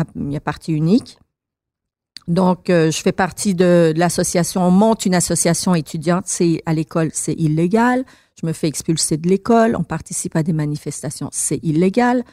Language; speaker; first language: French; early bilingual, other home language; Persian